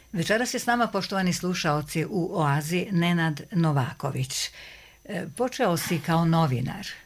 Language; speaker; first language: Serbian; native; Serbian